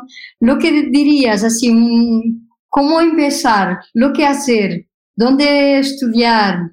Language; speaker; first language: Spanish; non-native, fluent; Portuguese